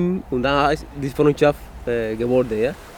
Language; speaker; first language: German; non-native, fluent; Spanish